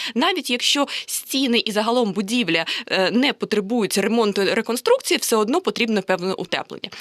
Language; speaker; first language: Ukrainian; native; Ukrainian